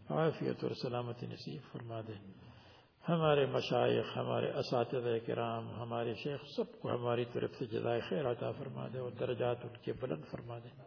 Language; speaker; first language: Urdu; native; Urdu